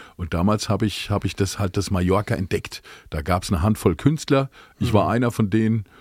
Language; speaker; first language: German; native; German